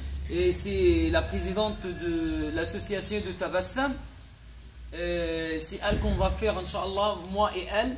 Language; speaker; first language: French; non-native, fluent; Arabic